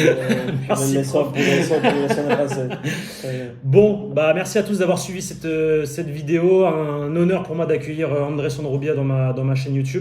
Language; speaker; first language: French; native; French